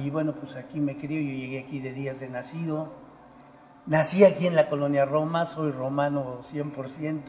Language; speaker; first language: Spanish; native; Spanish